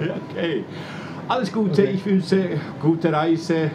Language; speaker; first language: German; non-native, learner; Finnish